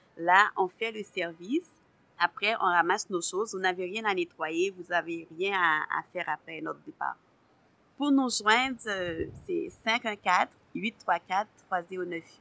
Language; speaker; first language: French; non-native, local second language; Haitian Creole